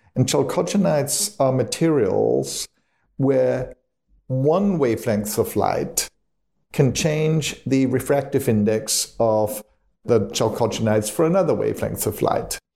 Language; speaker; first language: English; non-native, fluent; German